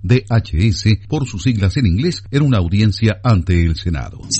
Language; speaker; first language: Spanish; native; Spanish